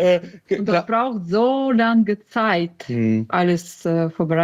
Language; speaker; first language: German; non-native, learner; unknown